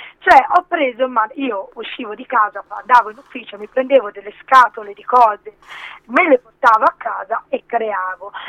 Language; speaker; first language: Italian; early bilingual, other home language; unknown